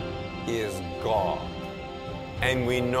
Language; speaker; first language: English; native; English